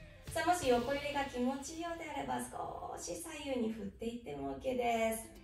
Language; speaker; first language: Japanese; native; Japanese